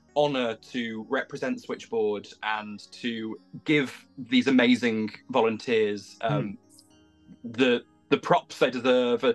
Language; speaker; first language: English; native; English